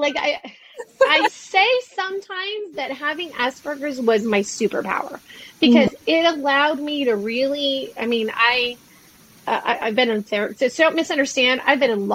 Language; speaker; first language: English; native; English